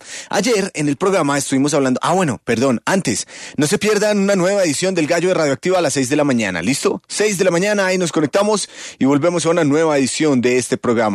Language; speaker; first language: Spanish; native; Spanish